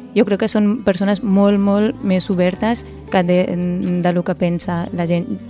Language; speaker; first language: Catalan; early bilingual, other home language; Punjabi